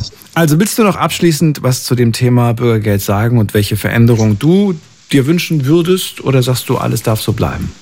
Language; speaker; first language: German; native; German